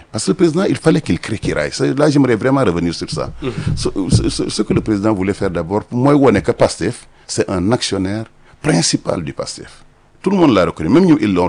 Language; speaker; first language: French; non-native, local second language; Wolof